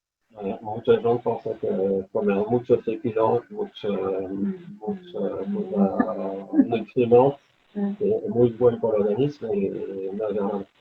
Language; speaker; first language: Spanish; non-native, learner; French